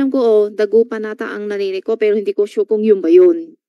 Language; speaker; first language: Filipino; non-native, learner; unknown